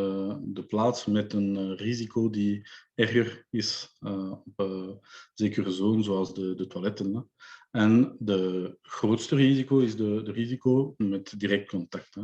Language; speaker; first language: Dutch; non-native, local second language; French